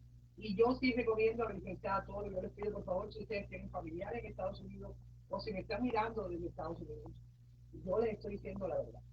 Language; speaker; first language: Spanish; native; Spanish